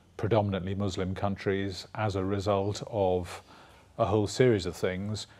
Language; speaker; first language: English; native; English